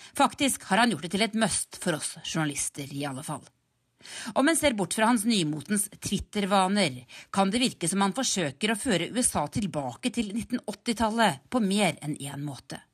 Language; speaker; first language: Norwegian; native; Norwegian